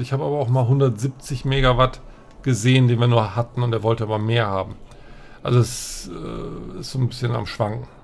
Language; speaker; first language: German; native; German